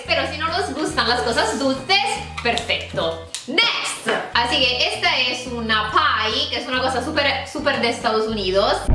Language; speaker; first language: Spanish; non-native, fluent; Italian